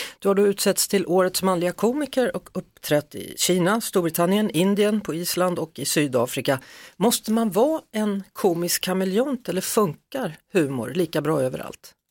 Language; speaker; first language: Swedish; native; Swedish